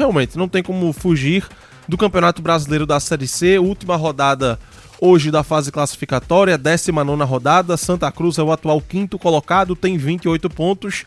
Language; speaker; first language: Portuguese; native; Portuguese